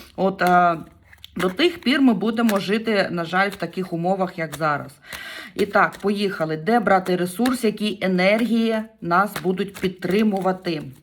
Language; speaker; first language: Ukrainian; non-native, local second language; Russian